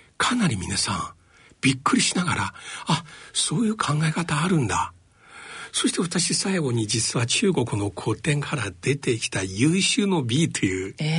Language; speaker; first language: Japanese; non-native, fluent; Chinese